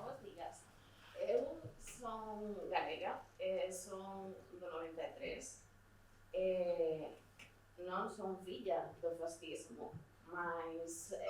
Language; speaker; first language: Galician; non-native, local second language; Spanish